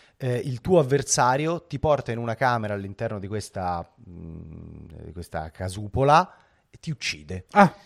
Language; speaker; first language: Italian; native; Italian